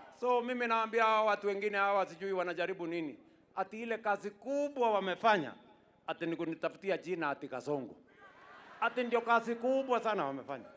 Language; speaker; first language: Swahili; non-native, local second language; Kalenjin